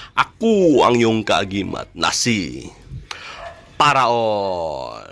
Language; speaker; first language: Filipino; non-native, local second language; Cebuano